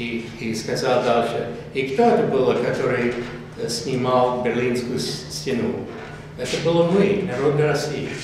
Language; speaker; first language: Russian; non-native, fluent; English